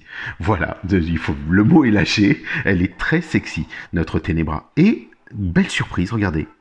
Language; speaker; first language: French; native; French